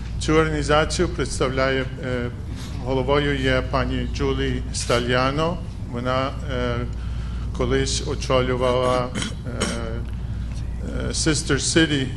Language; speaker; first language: Ukrainian; early bilingual, heritage; Ukrainian